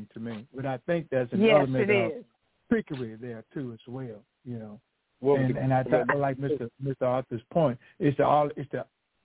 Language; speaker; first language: English; native; English